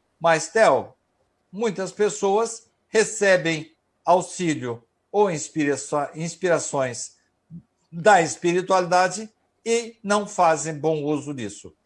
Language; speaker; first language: Portuguese; native; Portuguese